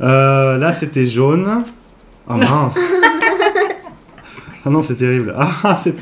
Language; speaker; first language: French; native; French